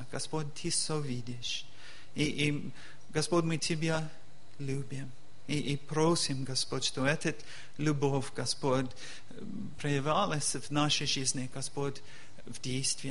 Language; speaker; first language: Russian; non-native, learner; English